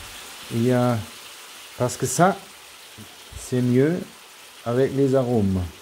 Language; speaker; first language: French; non-native, learner; German